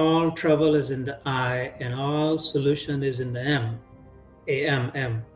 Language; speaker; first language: English; non-native, local second language; Hindi